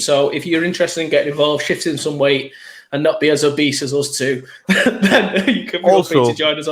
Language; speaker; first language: English; native; English